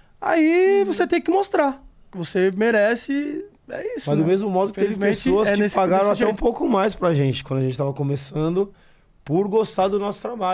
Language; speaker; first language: Portuguese; native; Portuguese